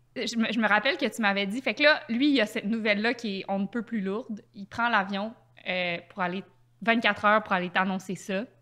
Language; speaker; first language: French; native; French